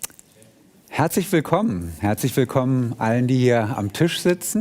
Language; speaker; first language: German; native; German